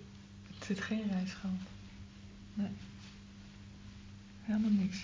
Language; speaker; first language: Dutch; native; Dutch